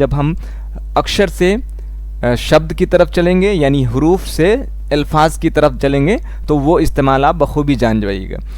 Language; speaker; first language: Hindi; native; Hindi